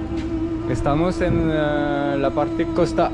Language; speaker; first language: Spanish; non-native, learner; French